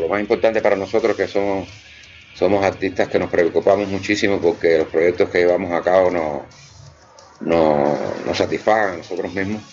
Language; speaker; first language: Spanish; native; Spanish